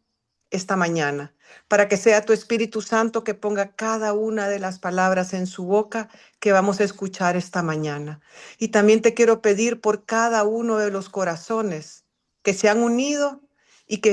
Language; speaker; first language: Spanish; native; Spanish